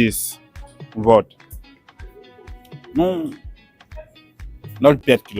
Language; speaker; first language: Russian; non-native, learner; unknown